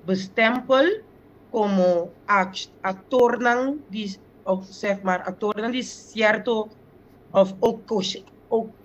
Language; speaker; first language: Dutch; non-native, local second language; Papiamento